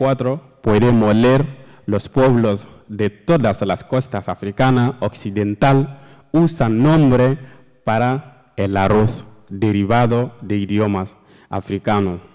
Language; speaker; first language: Spanish; non-native, learner; Fula